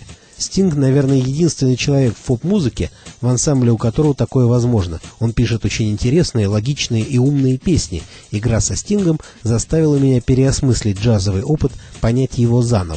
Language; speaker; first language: Russian; native; Russian